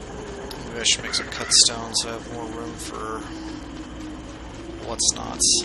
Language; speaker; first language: English; native; English